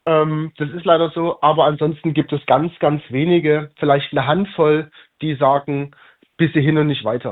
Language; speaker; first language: German; native; German